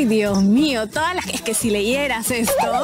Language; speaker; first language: Spanish; native; Spanish